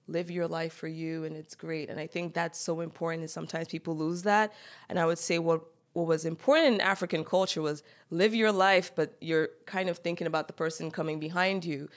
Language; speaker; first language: English; native; English